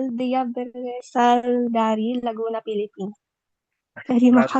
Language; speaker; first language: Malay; non-native, learner; Filipino